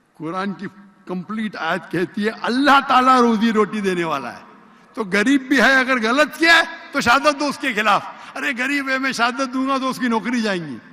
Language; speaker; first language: Urdu; non-native, local second language; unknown